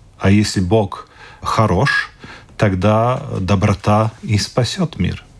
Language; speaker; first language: Russian; non-native, local second language; Latvian